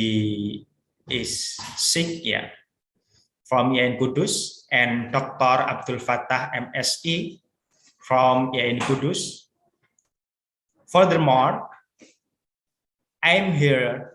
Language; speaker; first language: English; non-native, learner; Indonesian